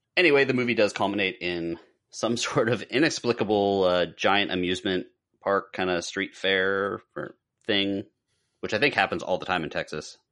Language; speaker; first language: English; native; English